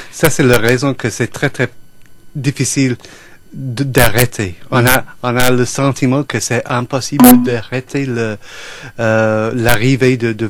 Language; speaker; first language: French; non-native, fluent; English